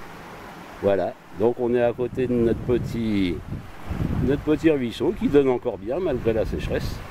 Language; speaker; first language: French; native; French